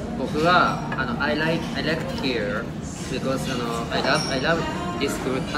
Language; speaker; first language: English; non-native, learner; Japanese